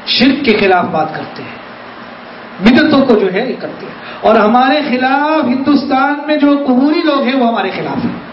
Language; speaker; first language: Urdu; native; Urdu